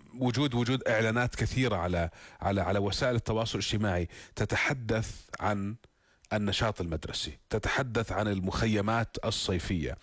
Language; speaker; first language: Arabic; native; Arabic